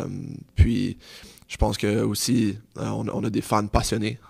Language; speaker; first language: French; native; French